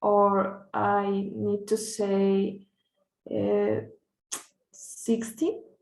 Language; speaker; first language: English; non-native, learner; Spanish